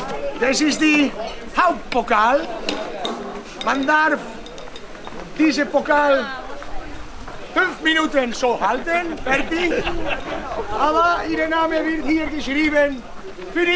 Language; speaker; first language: German; non-native, learner; Spanish